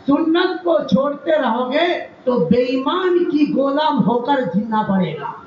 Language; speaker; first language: Hindi; non-native, local second language; Bangla